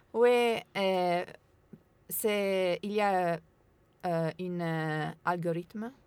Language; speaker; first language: French; non-native, learner; Italian